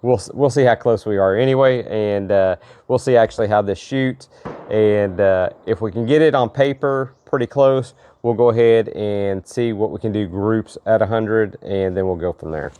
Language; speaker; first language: English; native; English